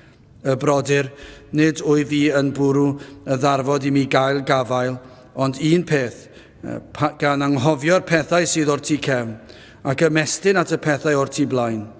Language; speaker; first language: Welsh; native; Welsh